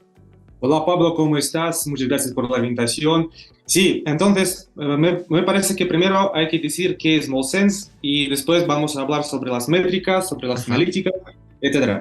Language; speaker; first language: Spanish; non-native, fluent; Russian